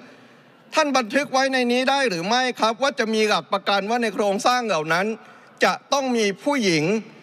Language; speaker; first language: Thai; native; Thai